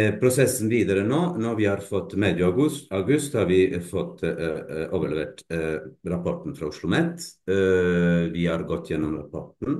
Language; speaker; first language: Norwegian; non-native, fluent; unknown